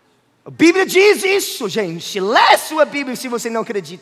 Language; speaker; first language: Portuguese; non-native, fluent; English